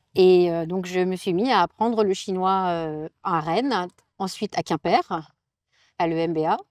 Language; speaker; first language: French; native; French